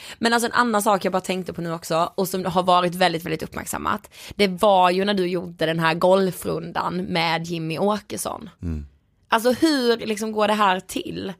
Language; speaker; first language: Swedish; native; Swedish